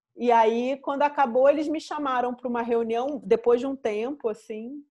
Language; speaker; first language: Portuguese; native; Portuguese